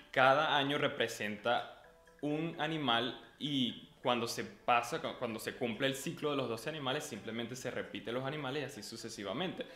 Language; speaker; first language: Spanish; native; Spanish